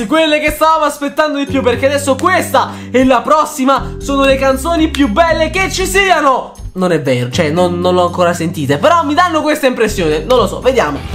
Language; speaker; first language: Italian; native; Italian